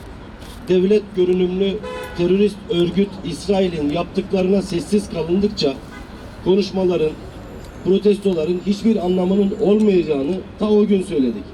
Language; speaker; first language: Turkish; native; Turkish